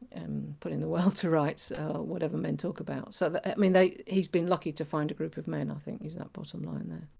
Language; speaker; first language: English; native; English